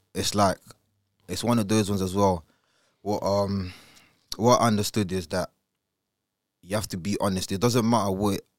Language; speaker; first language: English; early bilingual, other home language; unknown